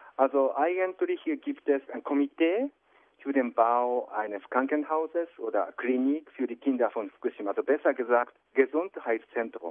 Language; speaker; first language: German; non-native, fluent; Japanese